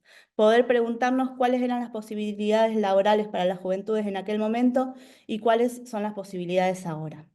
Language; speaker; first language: Spanish; native; Spanish